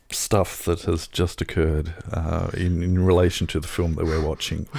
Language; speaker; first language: English; native; English